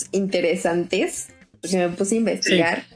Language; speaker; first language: Spanish; native; Spanish